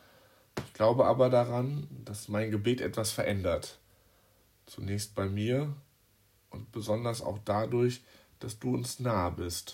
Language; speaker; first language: German; native; German